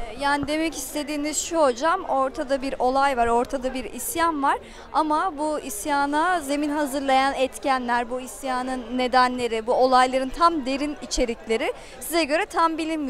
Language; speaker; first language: Turkish; native; Turkish